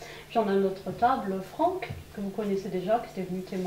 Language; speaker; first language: French; native; French